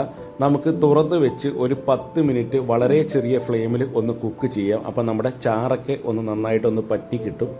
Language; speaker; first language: Malayalam; native; Malayalam